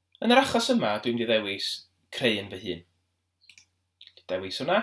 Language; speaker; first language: Welsh; native; Welsh